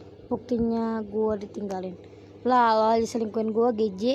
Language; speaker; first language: Indonesian; native; Indonesian